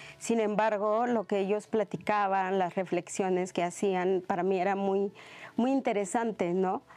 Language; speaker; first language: Spanish; non-native, local second language; Mixtepec Mixtec